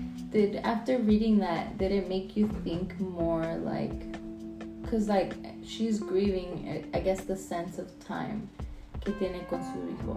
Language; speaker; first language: English; native; English